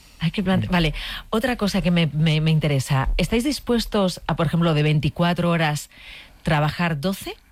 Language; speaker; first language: Spanish; native; Spanish